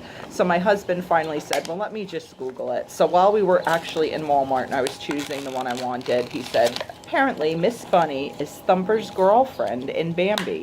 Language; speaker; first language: English; native; English